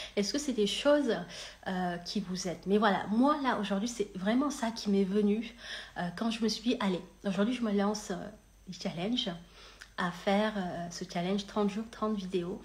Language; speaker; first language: French; non-native, local second language; Wolof